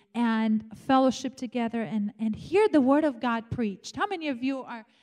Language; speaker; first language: English; non-native, fluent; Romanian